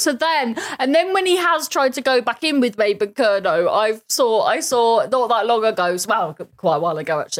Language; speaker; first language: English; native; English